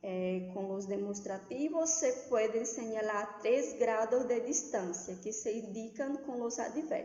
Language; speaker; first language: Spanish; non-native, fluent; Portuguese